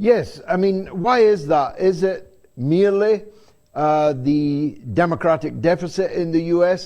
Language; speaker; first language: English; native; English